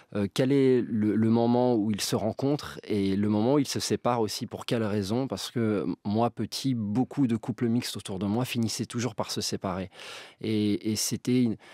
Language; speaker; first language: French; native; French